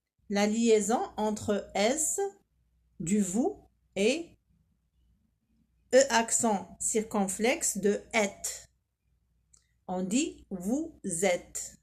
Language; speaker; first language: French; non-native, local second language; Arabic